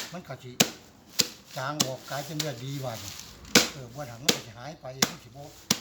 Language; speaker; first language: Thai; native; Thai